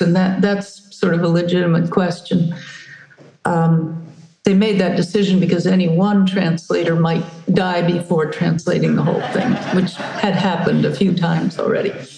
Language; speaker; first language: English; native; English